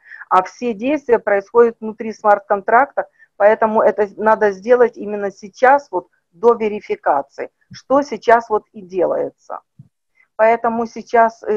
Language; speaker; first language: Russian; native; Russian